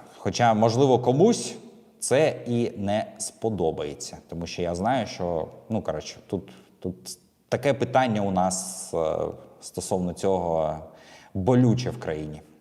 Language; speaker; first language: Ukrainian; non-native, local second language; Russian